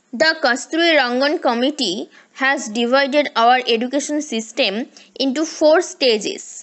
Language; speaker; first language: English; non-native, local second language; Bangla